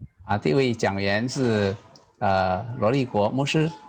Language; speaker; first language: Chinese; non-native, learner; Indonesian